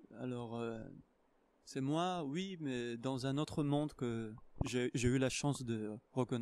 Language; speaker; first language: French; non-native, fluent; Hebrew